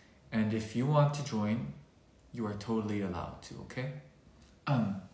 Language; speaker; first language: English; early bilingual, other home language; Korean